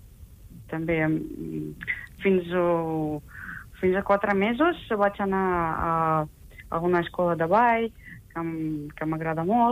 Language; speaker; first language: Catalan; non-native, fluent; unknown